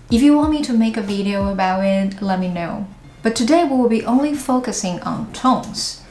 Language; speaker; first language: English; non-native, fluent; Chinese